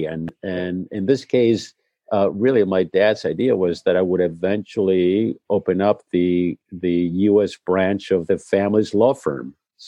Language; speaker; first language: English; non-native, fluent; Spanish